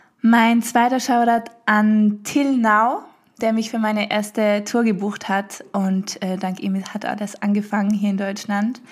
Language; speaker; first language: German; early bilingual, heritage; German